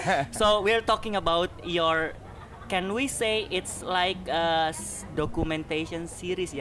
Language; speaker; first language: English; non-native, fluent; Indonesian